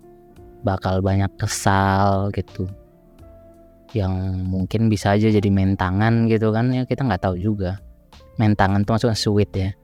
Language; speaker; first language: Indonesian; native; Indonesian